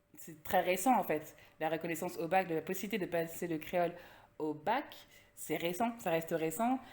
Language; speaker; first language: French; native; French